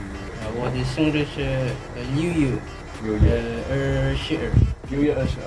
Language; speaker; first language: Chinese; non-native, learner; Malay